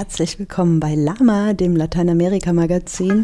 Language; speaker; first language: German; native; German